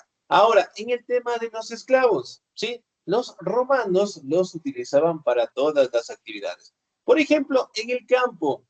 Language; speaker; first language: Spanish; native; Spanish